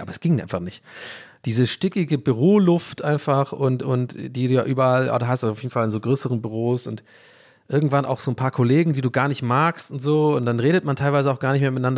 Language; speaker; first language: German; native; German